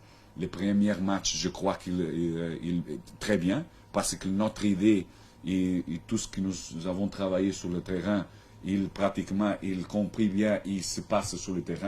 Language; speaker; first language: French; non-native, learner; Portuguese